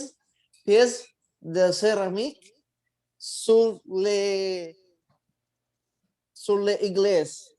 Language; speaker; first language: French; non-native, learner; Spanish